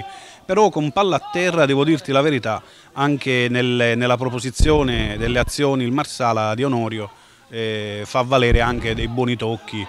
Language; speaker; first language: Italian; native; Italian